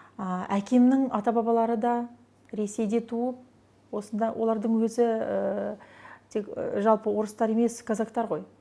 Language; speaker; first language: Kazakh; non-native, local second language; Russian